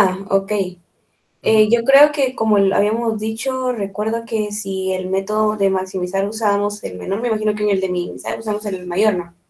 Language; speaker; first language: Spanish; native; Spanish